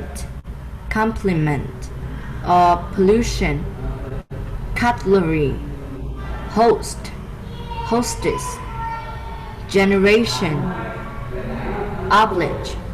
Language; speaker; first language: English; non-native, learner; Vietnamese